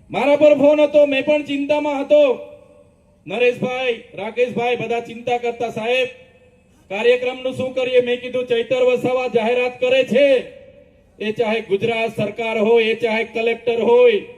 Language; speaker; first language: Gujarati; non-native, local second language; Vasavi